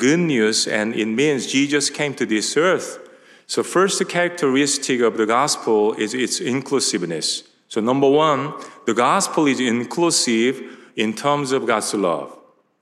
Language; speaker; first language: English; non-native, fluent; Korean